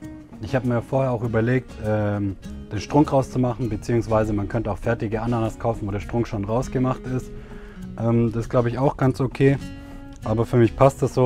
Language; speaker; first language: German; native; German